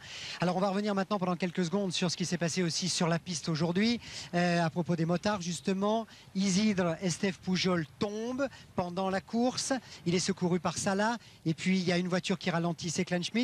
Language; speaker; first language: French; native; French